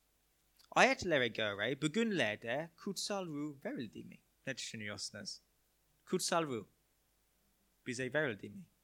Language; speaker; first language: Turkish; non-native, fluent; English